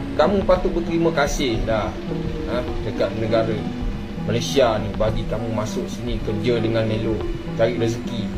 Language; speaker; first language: Malay; native; Malay